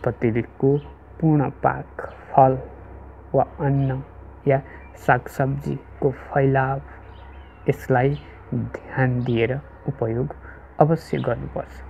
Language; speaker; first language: Nepali; native; Nepali